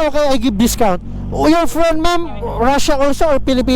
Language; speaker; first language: English; non-native, learner; Filipino